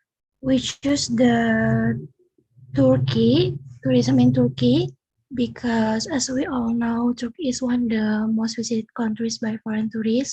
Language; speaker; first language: English; non-native, learner; Indonesian